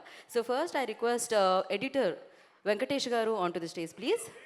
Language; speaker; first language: Telugu; native; Telugu